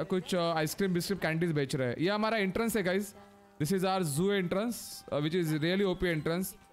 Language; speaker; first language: Hindi; non-native, local second language; Marathi